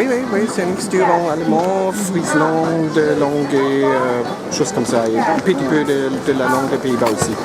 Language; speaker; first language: French; non-native, learner; German